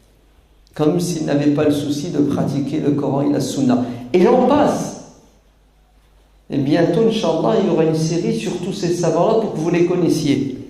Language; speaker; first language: French; native; French